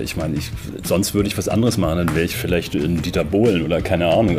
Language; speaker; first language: German; native; German